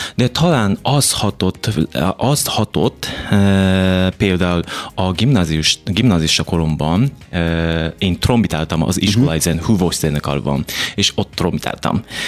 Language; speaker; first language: Hungarian; non-native, learner; Japanese